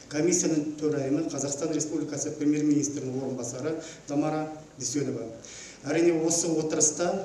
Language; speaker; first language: Kazakh; native; Kazakh